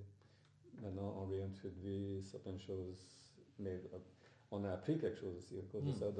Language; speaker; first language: French; non-native, fluent; English